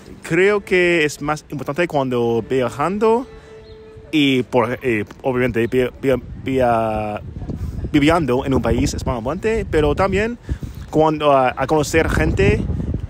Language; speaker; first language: Spanish; non-native, learner; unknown